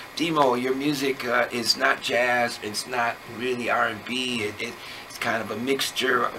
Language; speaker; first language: English; native; English